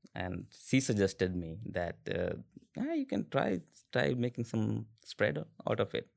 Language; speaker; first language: English; non-native, local second language; Hindi